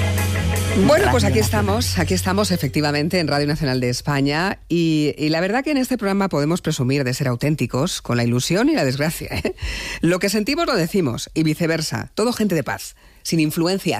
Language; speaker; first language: Spanish; native; Spanish